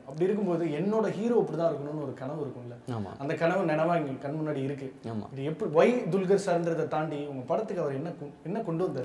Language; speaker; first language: Tamil; native; Tamil